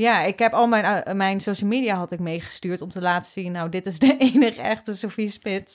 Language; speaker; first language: Dutch; native; Dutch